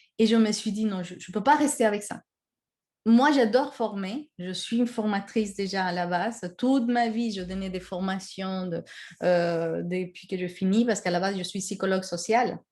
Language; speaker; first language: French; non-native, fluent; Spanish